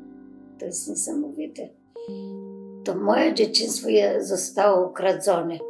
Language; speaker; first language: Polish; early bilingual, other home language; Macedonian